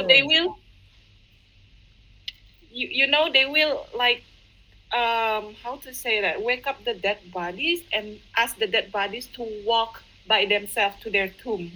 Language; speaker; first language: English; non-native, fluent; Indonesian